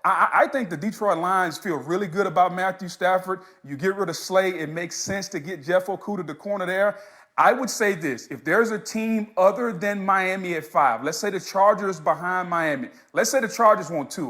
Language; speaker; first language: English; native; English